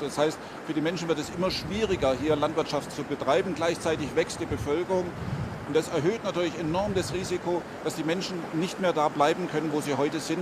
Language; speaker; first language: German; native; German